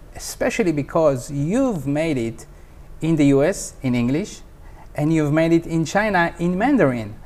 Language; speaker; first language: English; non-native, fluent; Hebrew